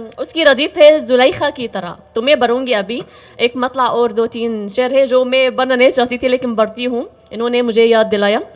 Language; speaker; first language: Urdu; non-native, fluent; Arabic